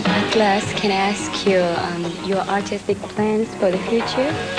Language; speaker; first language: English; non-native, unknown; Japanese